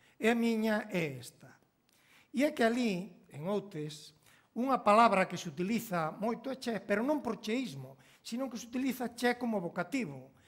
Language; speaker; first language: Galician; native; Galician